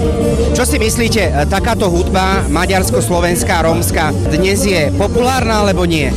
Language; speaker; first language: Slovak; native; Slovak